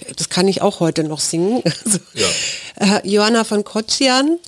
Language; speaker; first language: German; native; German